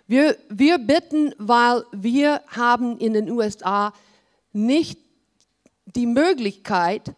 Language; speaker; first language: German; early bilingual, heritage; German